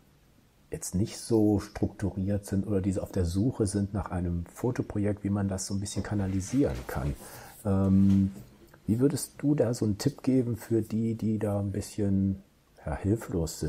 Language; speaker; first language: German; native; German